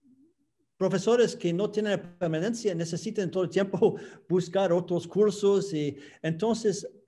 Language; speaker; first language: Spanish; non-native, fluent; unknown